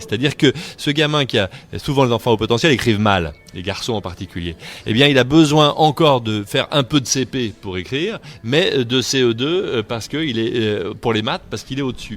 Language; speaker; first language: French; native; French